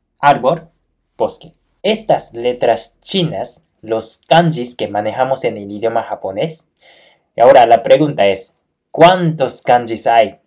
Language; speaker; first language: Spanish; non-native, fluent; Japanese